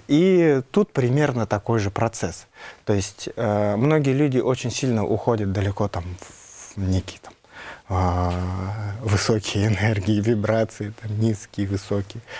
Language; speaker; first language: Russian; non-native, local second language; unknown